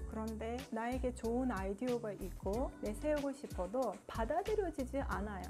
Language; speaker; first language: Korean; non-native, fluent; Azerbaijani